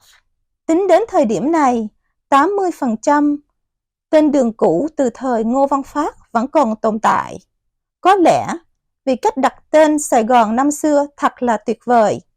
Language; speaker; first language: Vietnamese; native; Vietnamese